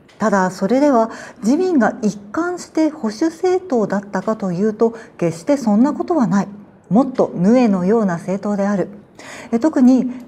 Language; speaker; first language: Japanese; native; Japanese